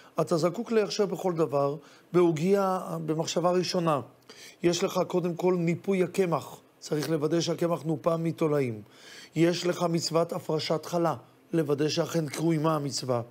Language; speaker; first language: Hebrew; native; Hebrew